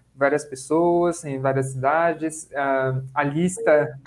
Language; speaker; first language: Portuguese; non-native, fluent; French